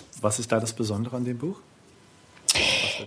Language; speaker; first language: German; native; German